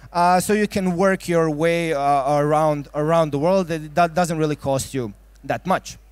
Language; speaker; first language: English; non-native, fluent; Croatian